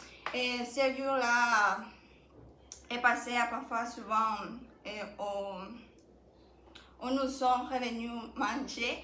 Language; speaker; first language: French; non-native, learner; Spanish